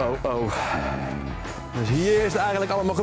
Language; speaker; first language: Dutch; native; Dutch